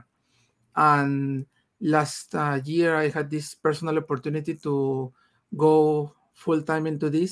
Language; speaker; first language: English; non-native, fluent; Spanish